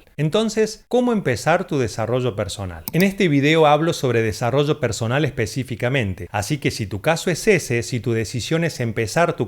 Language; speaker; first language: Spanish; native; Spanish